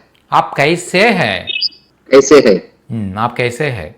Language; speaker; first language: Hindi; non-native, local second language; Telugu